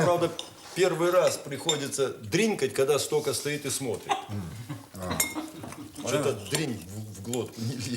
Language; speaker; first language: Russian; native; Russian